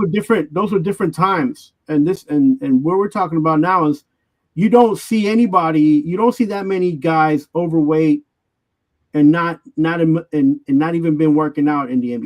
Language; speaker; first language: English; native; English